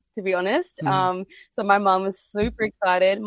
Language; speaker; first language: English; native; English